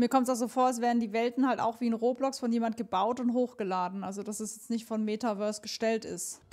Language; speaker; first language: German; native; German